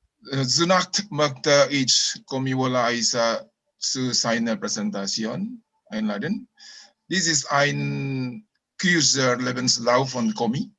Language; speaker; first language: German; non-native, learner; Indonesian